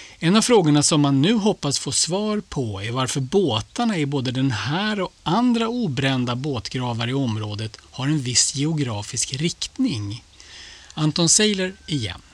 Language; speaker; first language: Swedish; native; Swedish